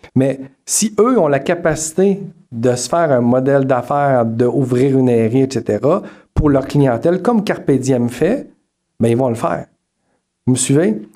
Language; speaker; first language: French; native; French